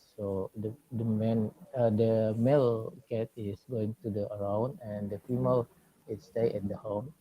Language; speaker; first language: English; non-native, learner; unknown